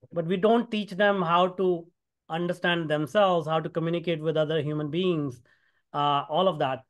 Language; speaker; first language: English; non-native, local second language; Hindi